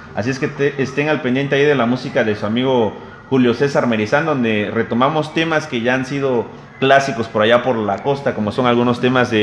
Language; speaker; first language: Spanish; native; Spanish